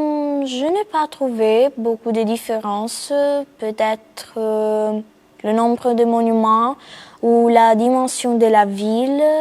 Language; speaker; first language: French; non-native, fluent; Italian